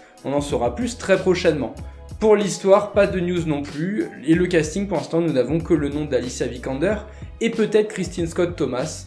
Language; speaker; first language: French; native; French